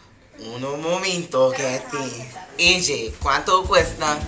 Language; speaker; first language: Spanish; non-native, learner; English